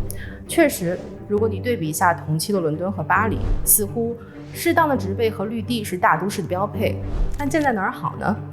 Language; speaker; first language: Chinese; native; Chinese